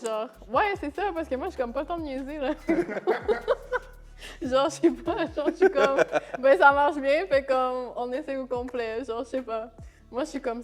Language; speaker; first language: French; native; French